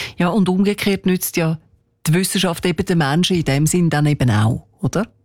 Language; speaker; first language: German; native; German